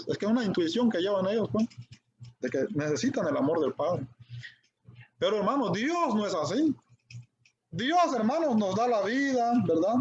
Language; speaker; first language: Spanish; native; Spanish